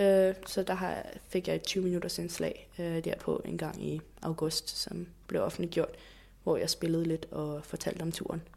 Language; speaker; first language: Danish; native; Danish